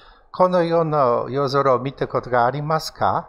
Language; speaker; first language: Japanese; non-native, fluent; English